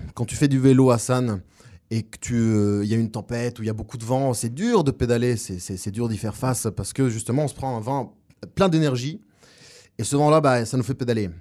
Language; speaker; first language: French; non-native, fluent; Spanish